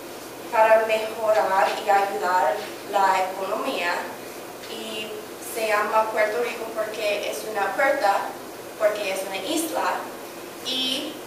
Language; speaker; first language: Spanish; non-native, learner; English